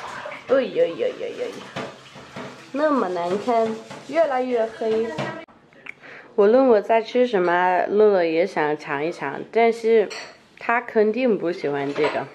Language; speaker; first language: Chinese; non-native, fluent; Danish